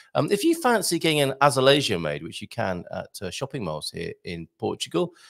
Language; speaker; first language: English; native; English